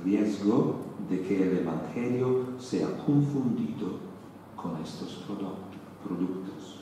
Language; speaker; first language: Spanish; non-native, learner; Italian